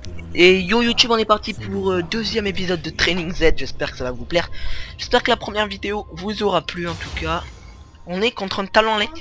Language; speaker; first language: French; native; French